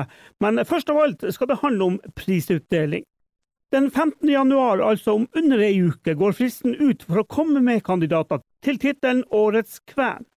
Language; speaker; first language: Norwegian; native; Norwegian